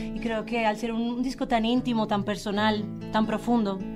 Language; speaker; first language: Spanish; native; Spanish